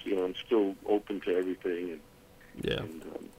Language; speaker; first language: English; native; English